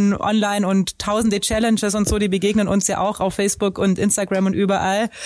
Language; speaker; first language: German; native; German